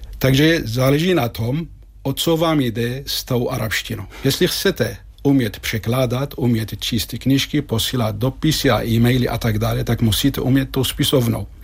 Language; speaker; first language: Czech; non-native, fluent; Arabic